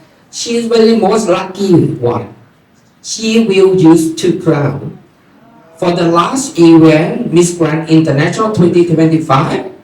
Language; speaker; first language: English; non-native, learner; Thai